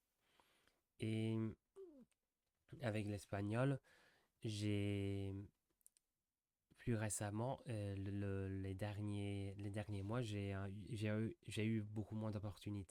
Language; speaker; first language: French; non-native, fluent; English